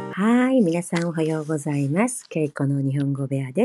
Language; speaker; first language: Japanese; non-native, fluent; Korean